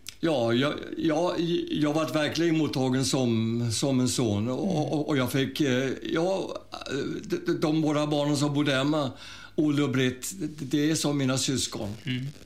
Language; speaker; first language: Swedish; non-native, fluent; German